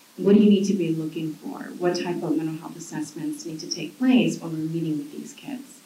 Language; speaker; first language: English; early bilingual, other home language; Spanish